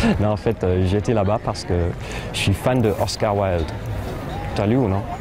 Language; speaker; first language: French; non-native, fluent; English